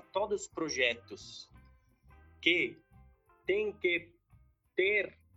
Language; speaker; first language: Portuguese; non-native, fluent; Italian